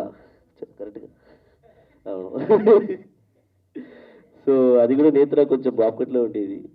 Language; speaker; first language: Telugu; non-native, learner; Malayalam